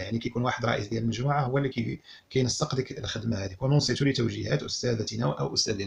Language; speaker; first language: Arabic; native; Arabic